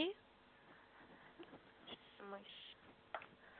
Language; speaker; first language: Chinese; non-native, learner; Korean